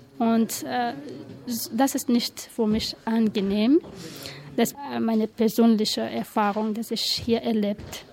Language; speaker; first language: German; non-native, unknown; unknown